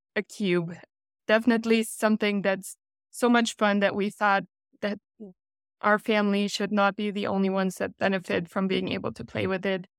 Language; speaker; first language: English; non-native, fluent; Russian